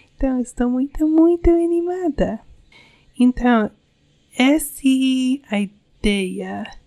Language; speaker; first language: Portuguese; non-native, learner; English